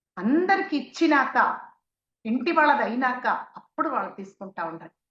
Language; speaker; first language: Telugu; native; Telugu